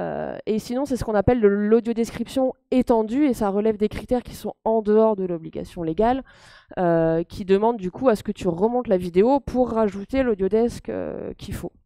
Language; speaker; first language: French; native; French